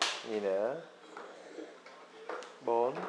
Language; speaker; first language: Vietnamese; early bilingual, heritage; Vietnamese